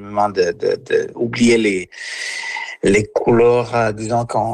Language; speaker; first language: French; non-native, fluent; Spanish